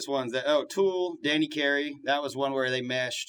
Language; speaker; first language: English; native; English